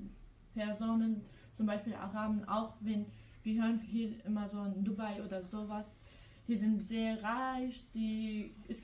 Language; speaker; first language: German; early bilingual, other home language; Kurdish